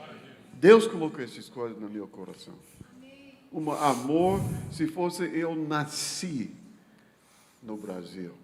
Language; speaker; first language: Portuguese; non-native, learner; English